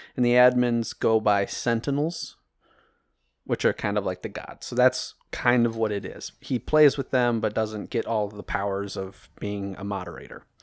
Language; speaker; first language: English; native; English